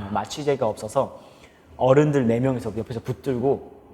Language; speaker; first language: Korean; native; Korean